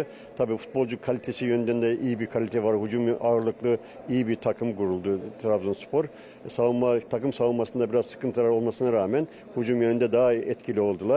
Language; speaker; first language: Turkish; native; Turkish